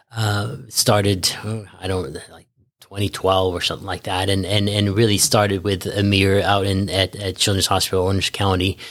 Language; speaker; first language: English; early bilingual, other home language; Norwegian